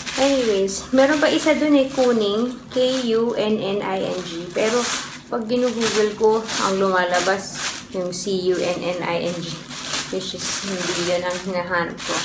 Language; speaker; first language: Filipino; native; Filipino